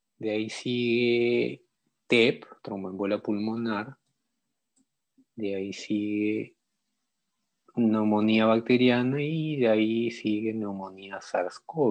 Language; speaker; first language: Spanish; native; Spanish